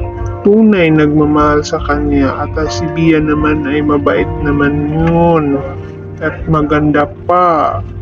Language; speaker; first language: Filipino; native; Filipino